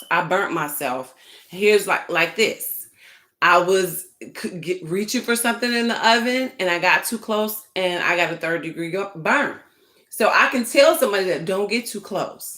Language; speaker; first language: English; native; English